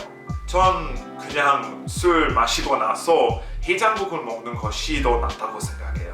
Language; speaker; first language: Korean; non-native, fluent; English